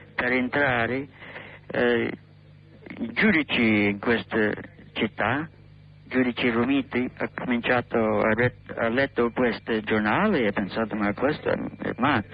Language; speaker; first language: Italian; non-native, learner; English